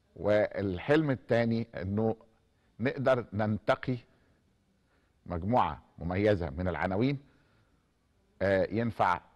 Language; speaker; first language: Arabic; native; Arabic